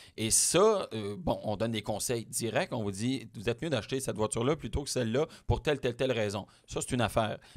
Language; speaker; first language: French; native; French